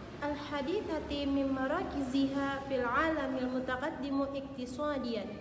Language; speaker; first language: Arabic; non-native, learner; Indonesian